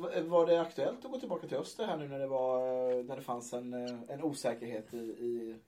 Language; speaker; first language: Swedish; native; Swedish